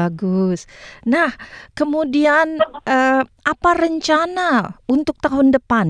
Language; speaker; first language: Indonesian; native; Indonesian